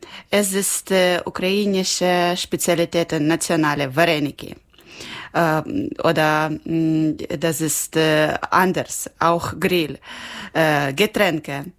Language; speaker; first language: German; non-native, learner; Ukrainian